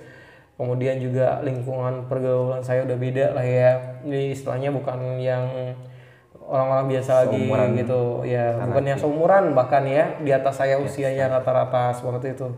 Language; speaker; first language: Indonesian; native; Indonesian